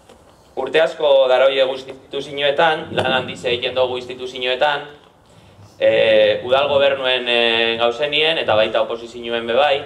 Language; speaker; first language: Basque; native; Basque